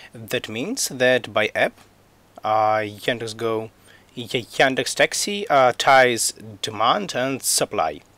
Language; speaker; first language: English; non-native, fluent; Russian